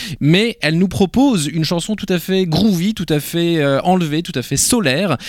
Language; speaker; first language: French; native; French